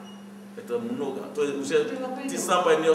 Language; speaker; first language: Russian; non-native, fluent; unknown